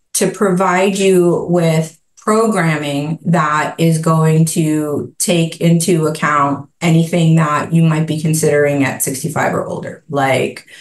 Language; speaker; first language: English; native; English